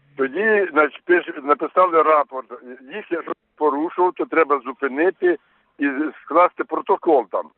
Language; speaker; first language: Ukrainian; native; Ukrainian